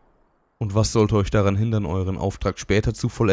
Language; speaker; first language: German; native; German